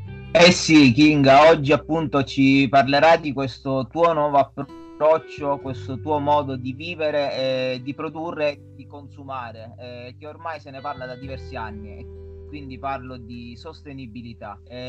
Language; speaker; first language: Italian; native; Italian